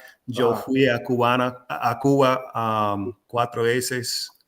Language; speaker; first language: Spanish; non-native, fluent; English